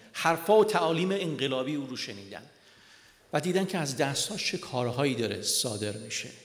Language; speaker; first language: Persian; non-native, local second language; Armenian